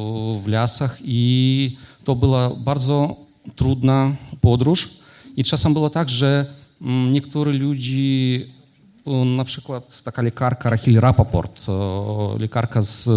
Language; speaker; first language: Polish; non-native, fluent; Ukrainian